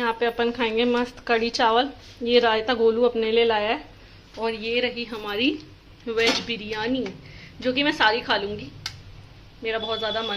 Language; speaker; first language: Hindi; native; Hindi